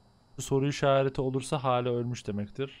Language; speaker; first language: Turkish; native; Turkish